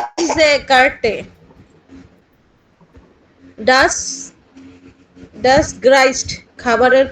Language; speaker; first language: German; non-native, learner; Bangla